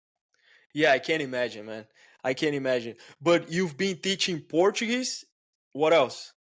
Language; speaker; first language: English; non-native, fluent; Portuguese